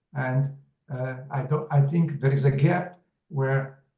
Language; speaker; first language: English; non-native, fluent; Russian